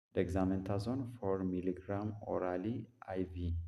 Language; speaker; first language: English; non-native, local second language; Amharic